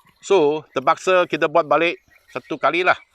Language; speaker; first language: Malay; non-native, local second language; Chinese